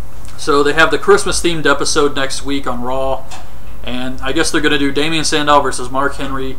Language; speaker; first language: English; native; English